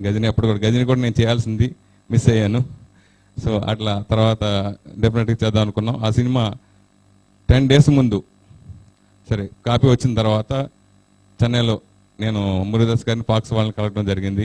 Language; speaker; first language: Telugu; native; Telugu